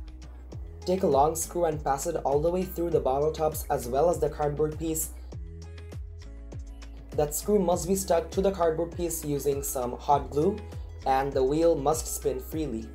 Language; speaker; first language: English; non-native, fluent; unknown